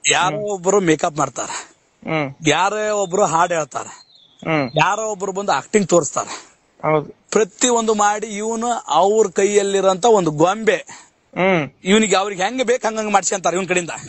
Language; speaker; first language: Kannada; native; Kannada